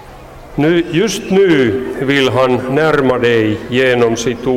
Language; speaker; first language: Swedish; non-native, local second language; Finnish